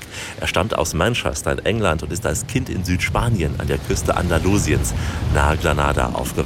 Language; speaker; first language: German; native; German